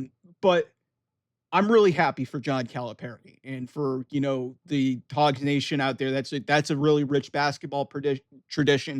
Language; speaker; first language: English; native; English